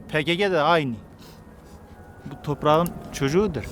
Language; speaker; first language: Turkish; non-native, local second language; Kurdish